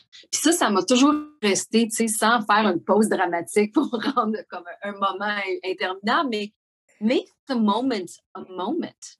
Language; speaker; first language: French; native; French